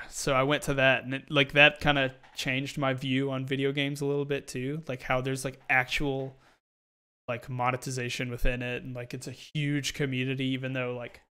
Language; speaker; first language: English; native; English